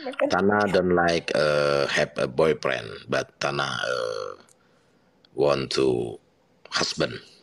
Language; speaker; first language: English; non-native, learner; Indonesian